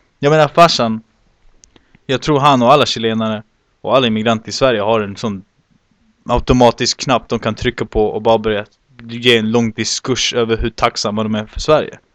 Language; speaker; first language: Swedish; early bilingual, other home language; Spanish